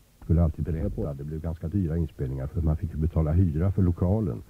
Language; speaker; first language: Swedish; native; Swedish